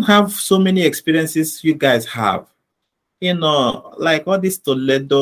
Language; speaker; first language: English; non-native, local second language; Igbo